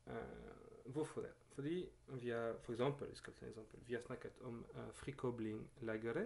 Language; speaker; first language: Norwegian; non-native, learner; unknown